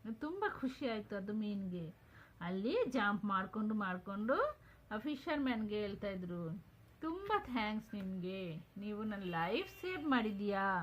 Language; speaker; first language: Kannada; non-native, local second language; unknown